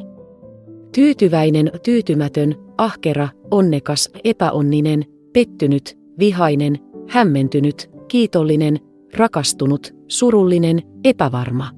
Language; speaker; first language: Finnish; non-native, fluent; Vietnamese